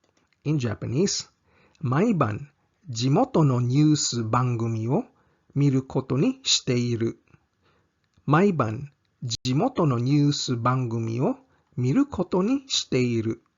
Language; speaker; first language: Japanese; non-native, fluent; English